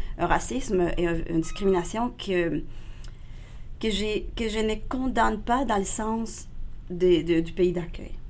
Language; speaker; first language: French; non-native, fluent; Spanish